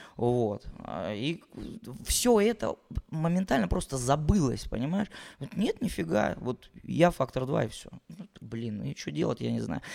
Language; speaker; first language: Russian; native; Russian